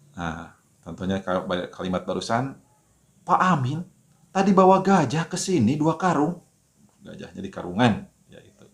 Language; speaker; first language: Indonesian; native; Indonesian